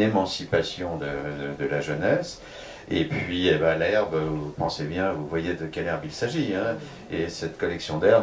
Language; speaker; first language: French; native; French